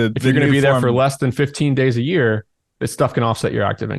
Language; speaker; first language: English; native; English